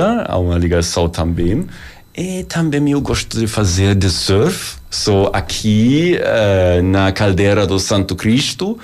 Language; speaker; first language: Portuguese; non-native, learner; German